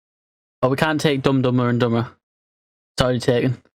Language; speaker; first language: English; native; English